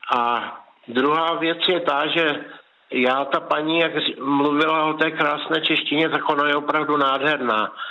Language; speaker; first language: Czech; native; Czech